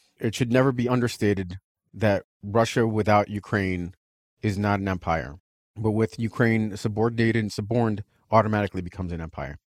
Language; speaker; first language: English; early bilingual, other home language; Russian